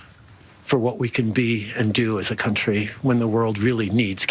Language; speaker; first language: English; native; English